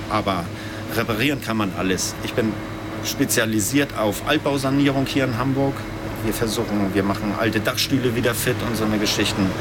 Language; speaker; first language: German; native; German